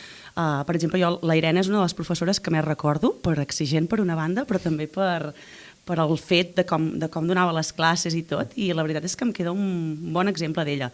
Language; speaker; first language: Catalan; native; Catalan